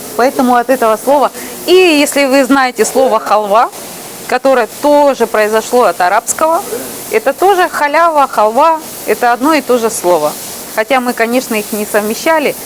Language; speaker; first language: Russian; native; Russian